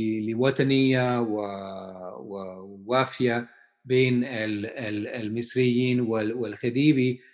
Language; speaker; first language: Arabic; non-native, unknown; Hungarian